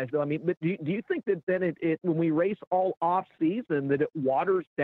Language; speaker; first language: English; native; English